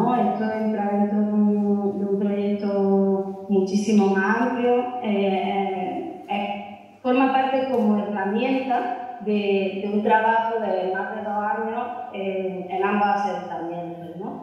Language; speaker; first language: Spanish; native; Spanish